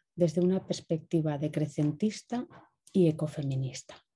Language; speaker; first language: Spanish; native; Spanish